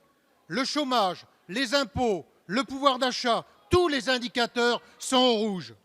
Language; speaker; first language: French; native; French